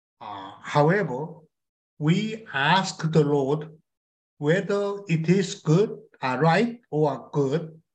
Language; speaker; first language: English; non-native, learner; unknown